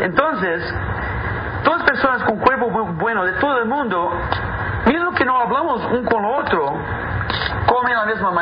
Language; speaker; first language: Spanish; non-native, fluent; Portuguese